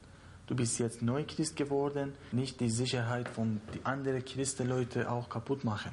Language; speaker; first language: German; non-native, learner; Persian